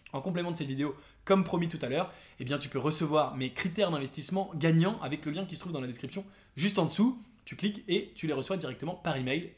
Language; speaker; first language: French; native; French